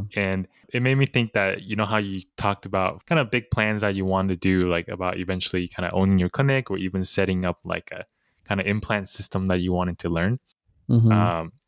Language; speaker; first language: English; early bilingual, other home language; Chinese